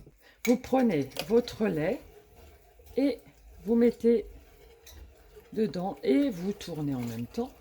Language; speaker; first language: French; native; French